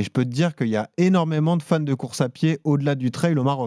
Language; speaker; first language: French; native; French